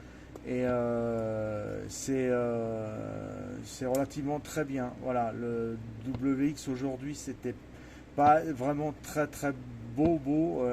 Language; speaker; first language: French; native; French